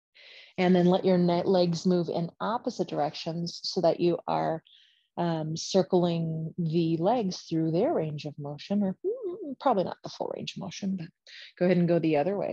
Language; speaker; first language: English; native; English